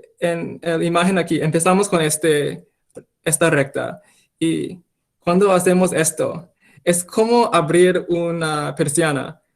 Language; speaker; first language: Spanish; non-native, fluent; English